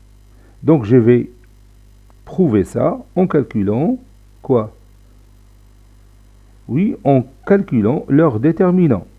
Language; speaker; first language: French; non-native, local second language; Arabic